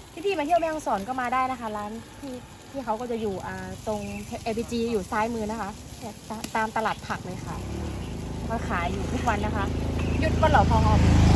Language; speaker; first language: Thai; non-native, local second language; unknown